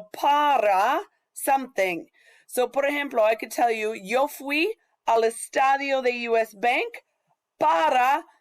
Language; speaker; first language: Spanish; non-native, fluent; English